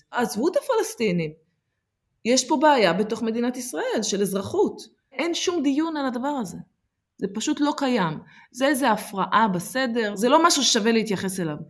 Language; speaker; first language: Hebrew; early bilingual, other home language; Amharic